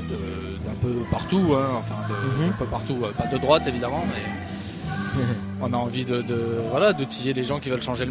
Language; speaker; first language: French; native; French